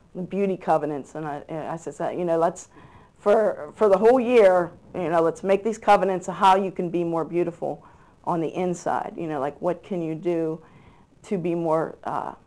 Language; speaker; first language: English; native; English